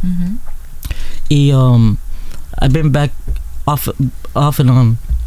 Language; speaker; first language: English; early bilingual, other home language; Spanish